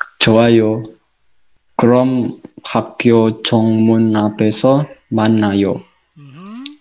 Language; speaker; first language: Korean; non-native, learner; Indonesian